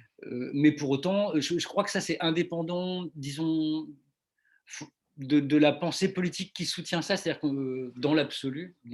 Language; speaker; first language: French; native; French